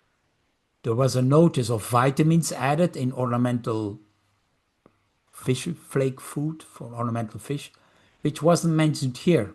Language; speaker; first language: English; non-native, fluent; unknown